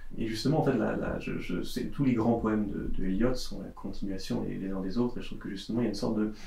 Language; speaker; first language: French; native; French